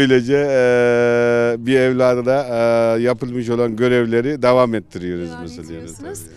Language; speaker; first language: Turkish; non-native, local second language; Kyrgyz